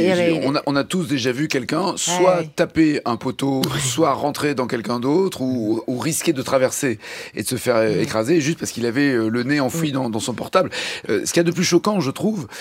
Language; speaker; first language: French; native; French